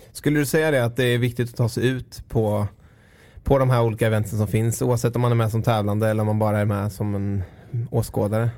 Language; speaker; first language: Swedish; native; Swedish